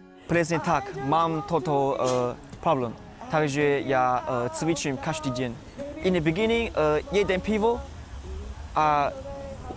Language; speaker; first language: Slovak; non-native, learner; Chinese